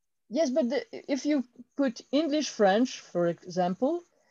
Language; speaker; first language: English; non-native, fluent; French